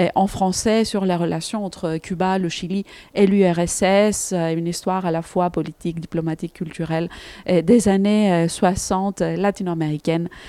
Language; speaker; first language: French; non-native, fluent; Greek